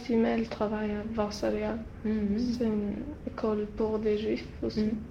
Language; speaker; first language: French; non-native, learner; Swedish